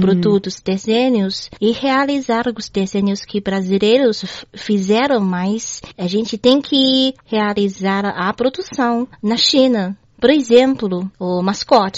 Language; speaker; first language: Portuguese; non-native, learner; Chinese